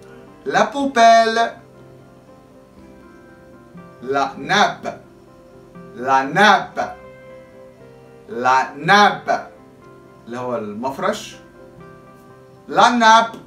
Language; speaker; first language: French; non-native, fluent; Arabic